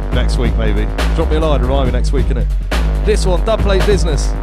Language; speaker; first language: English; native; English